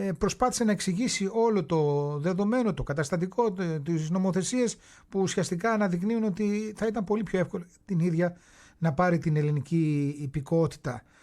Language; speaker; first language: Greek; native; Greek